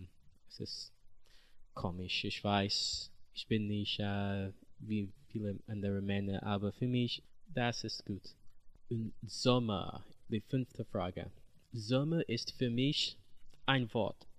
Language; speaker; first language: German; non-native, learner; English